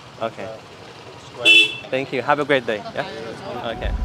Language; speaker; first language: English; non-native, learner; Vietnamese